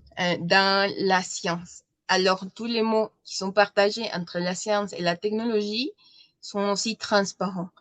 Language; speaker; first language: French; non-native, learner; Spanish